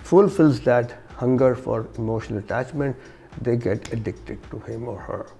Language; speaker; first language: English; non-native, local second language; Urdu